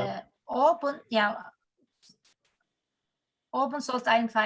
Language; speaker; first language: German; non-native, fluent; Turkish